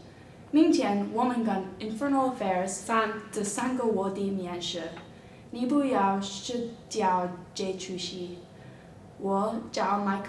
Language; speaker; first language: Chinese; non-native, learner; English